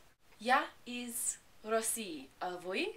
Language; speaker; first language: Russian; non-native, learner; English